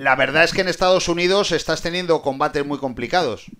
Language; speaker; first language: Spanish; native; Spanish